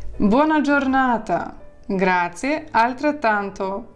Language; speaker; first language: Italian; non-native, fluent; Ukrainian